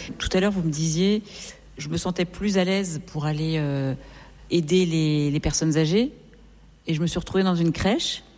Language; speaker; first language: French; native; French